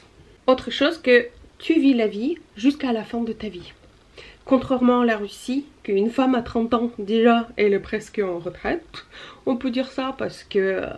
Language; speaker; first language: French; non-native, fluent; Russian